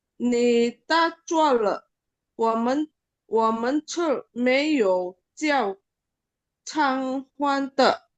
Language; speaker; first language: Chinese; non-native, learner; Indonesian